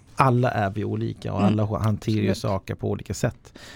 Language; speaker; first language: Swedish; non-native, fluent; English